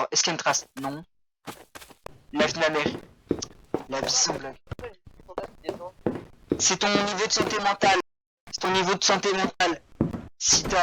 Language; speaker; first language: French; native; French